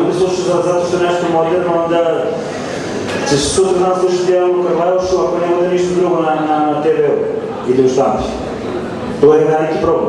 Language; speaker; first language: Serbian; native; Serbian